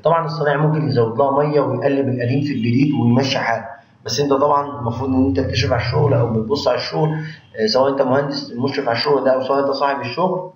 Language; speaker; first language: Arabic; native; Arabic